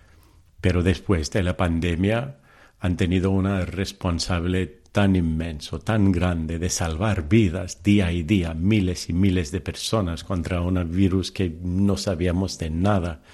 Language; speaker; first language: Spanish; early bilingual, heritage; Telugu